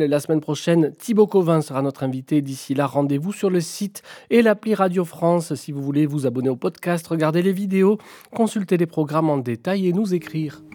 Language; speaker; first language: French; native; French